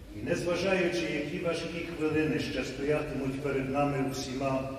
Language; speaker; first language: Ukrainian; early bilingual, heritage; Ukrainian